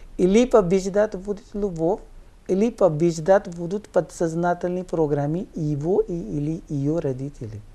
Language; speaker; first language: Russian; non-native, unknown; Punjabi